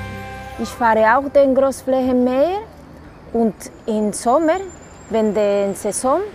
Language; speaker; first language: German; non-native, learner; Dutch